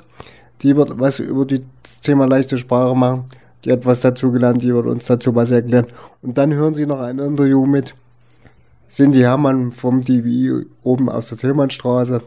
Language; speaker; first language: German; native; German